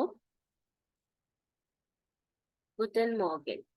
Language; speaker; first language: German; non-native, fluent; Hindi